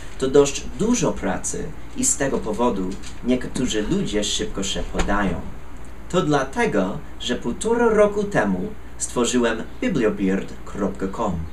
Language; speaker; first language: Polish; non-native, fluent; English